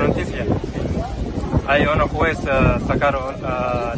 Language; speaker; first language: Spanish; non-native, learner; Arabic